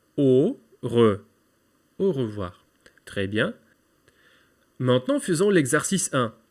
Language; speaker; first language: French; non-native, fluent; Ukrainian